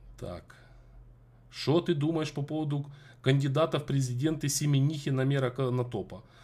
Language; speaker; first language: Russian; native; Russian